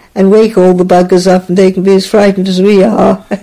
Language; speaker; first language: English; native; English